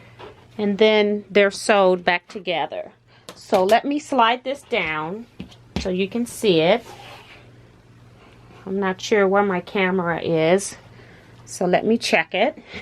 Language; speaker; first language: English; native; English